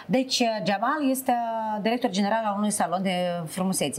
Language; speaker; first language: Romanian; native; Romanian